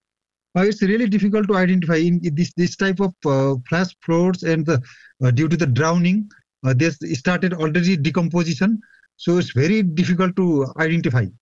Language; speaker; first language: English; non-native, local second language; Nepali